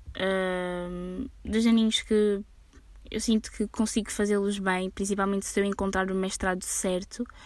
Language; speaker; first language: Portuguese; early bilingual, heritage; Portuguese